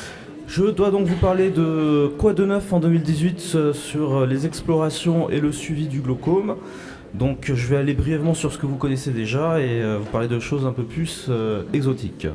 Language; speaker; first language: French; native; French